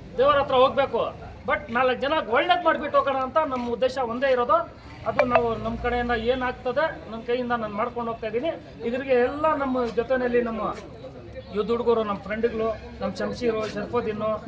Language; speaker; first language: Kannada; non-native, local second language; Urdu